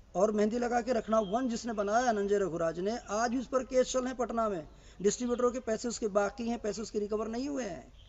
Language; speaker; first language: Hindi; native; Hindi